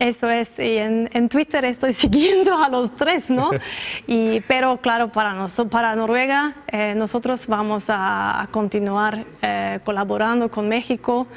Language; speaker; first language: Spanish; non-native, fluent; Norwegian